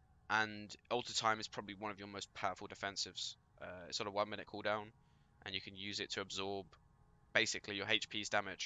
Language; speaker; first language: English; native; English